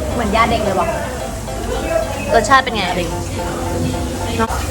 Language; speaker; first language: Thai; native; Thai